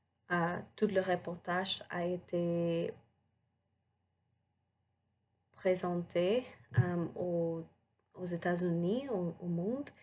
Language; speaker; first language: French; non-native, learner; English